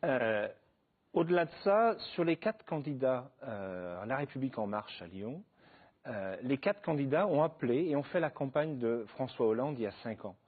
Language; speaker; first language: French; native; French